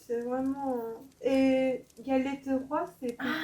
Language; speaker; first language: French; non-native, fluent; Korean